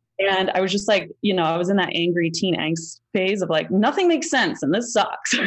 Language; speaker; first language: English; native; English